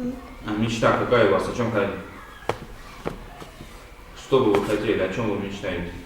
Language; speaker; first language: Russian; native; Russian